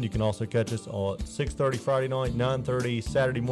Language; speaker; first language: English; native; English